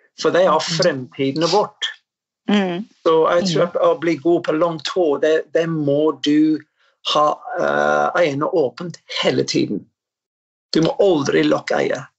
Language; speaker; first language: Norwegian; non-native, fluent; English